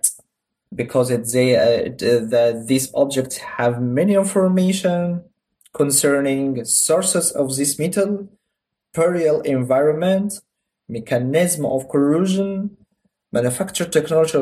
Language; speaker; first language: English; non-native, learner; Arabic